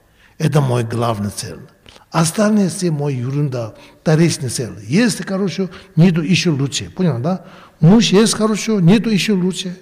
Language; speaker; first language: Russian; non-native, learner; Tibetan